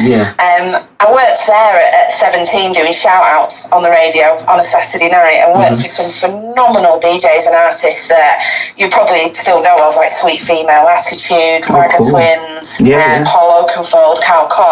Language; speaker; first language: English; native; English